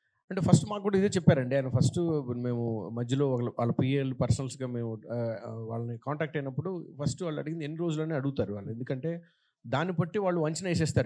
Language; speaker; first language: Telugu; native; Telugu